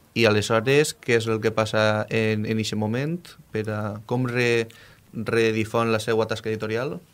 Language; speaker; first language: Catalan; native; Catalan